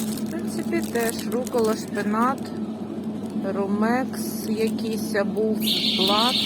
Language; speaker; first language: Ukrainian; non-native, local second language; Russian